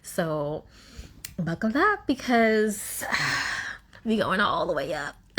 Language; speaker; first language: English; native; English